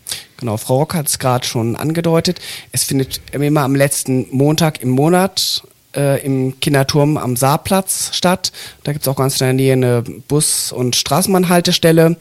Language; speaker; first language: German; native; German